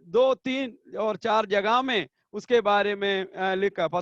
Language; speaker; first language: Hindi; non-native, local second language; Malayalam